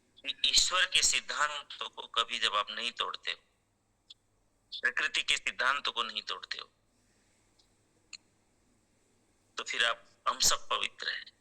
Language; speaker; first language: Hindi; native; Hindi